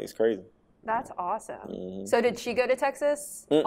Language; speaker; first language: English; native; English